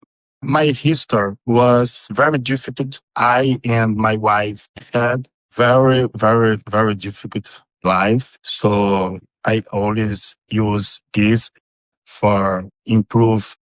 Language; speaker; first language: English; non-native, learner; Portuguese